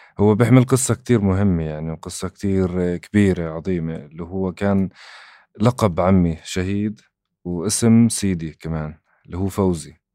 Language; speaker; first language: Arabic; native; Arabic